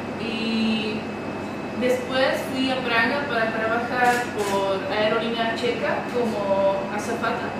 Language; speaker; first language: Spanish; non-native, learner; Czech